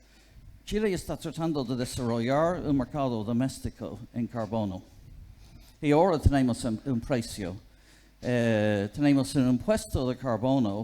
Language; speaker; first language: Spanish; non-native, fluent; English